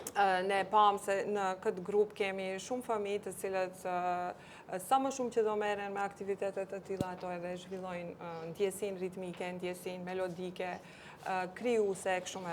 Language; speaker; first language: Albanian; native; Albanian